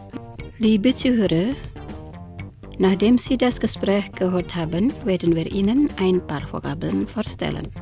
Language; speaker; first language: German; non-native, fluent; Indonesian